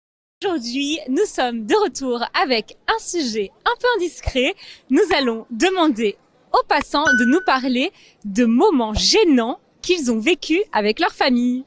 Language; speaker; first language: French; native; French